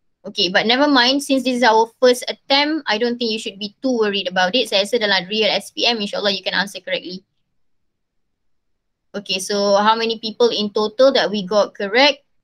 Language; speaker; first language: English; non-native, local second language; Malay